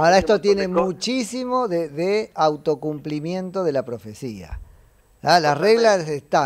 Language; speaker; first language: Spanish; native; Spanish